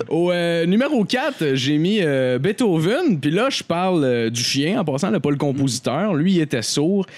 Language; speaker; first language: French; native; French